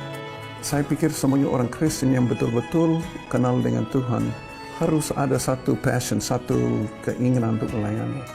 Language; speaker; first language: Indonesian; non-native, fluent; English